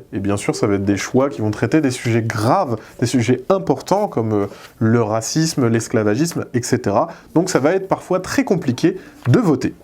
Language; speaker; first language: French; native; French